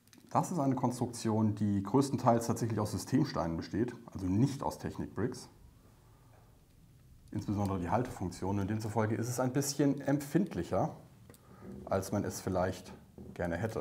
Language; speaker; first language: German; native; German